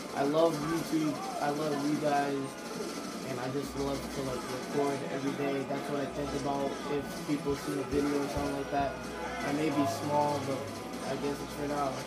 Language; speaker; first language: English; native; English